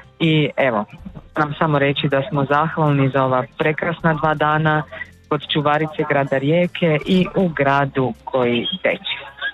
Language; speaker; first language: Croatian; native; Croatian